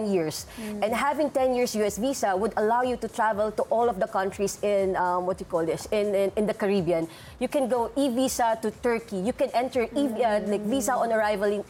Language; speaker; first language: English; non-native, local second language; Filipino